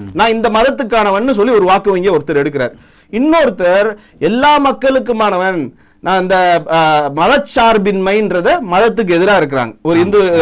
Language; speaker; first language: Tamil; non-native, local second language; Telugu